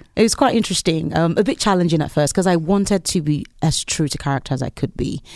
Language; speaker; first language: English; non-native, local second language; Yoruba